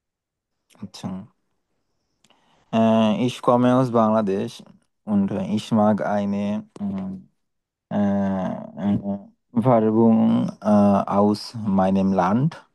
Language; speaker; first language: German; non-native, learner; Bangla